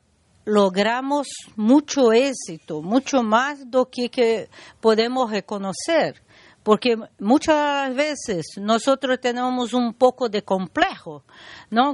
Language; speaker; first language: Spanish; non-native, learner; Portuguese